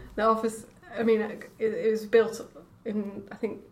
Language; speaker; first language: English; native; English